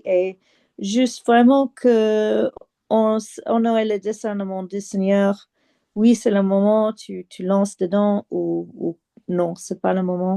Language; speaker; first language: French; non-native, fluent; English